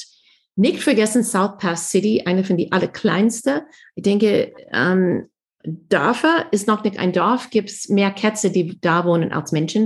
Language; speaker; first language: German; non-native, fluent; English